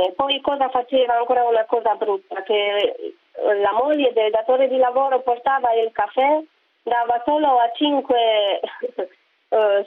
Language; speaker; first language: Italian; non-native, fluent; Romanian